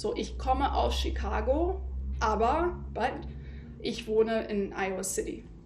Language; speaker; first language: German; non-native, fluent; English